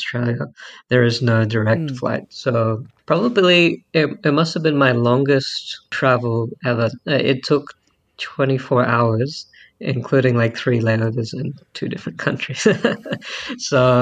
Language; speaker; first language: English; native; English